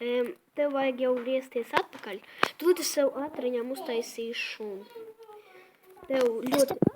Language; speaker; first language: Latvian; non-native, local second language; Russian